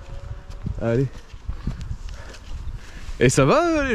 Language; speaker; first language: French; native; French